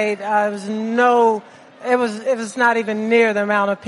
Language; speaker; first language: English; native; English